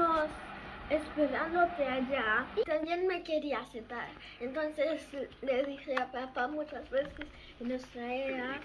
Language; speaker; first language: Spanish; early bilingual, heritage; German